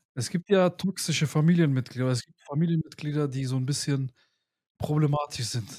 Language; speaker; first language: German; early bilingual, other home language; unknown